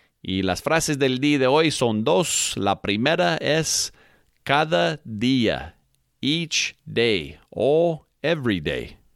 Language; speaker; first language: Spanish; non-native, fluent; English